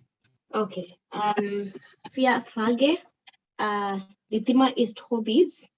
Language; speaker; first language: German; non-native, learner; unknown